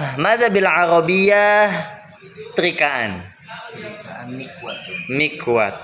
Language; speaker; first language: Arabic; non-native, fluent; Indonesian